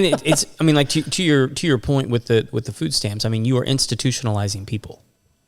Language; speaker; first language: English; native; English